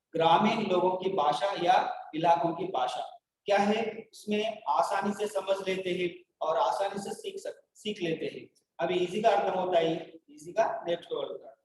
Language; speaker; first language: Hindi; non-native, local second language; Telugu